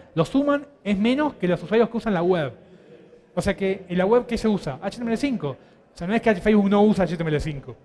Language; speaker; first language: Spanish; native; Spanish